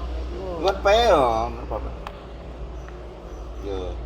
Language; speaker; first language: English; non-native, learner; Indonesian